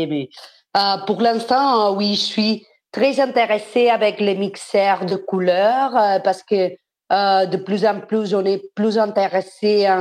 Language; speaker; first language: French; non-native, fluent; Spanish